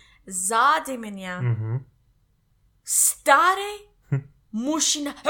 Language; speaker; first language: Russian; non-native, learner; English